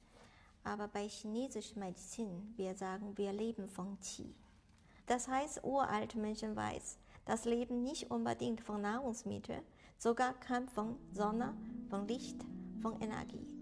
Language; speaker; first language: German; non-native, learner; Chinese